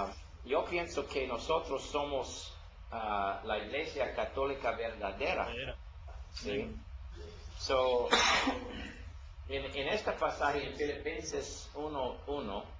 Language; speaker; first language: Spanish; non-native, learner; English